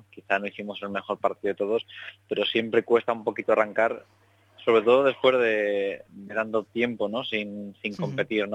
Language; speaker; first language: Spanish; native; Spanish